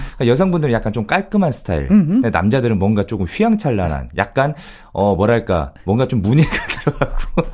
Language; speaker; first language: Korean; native; Korean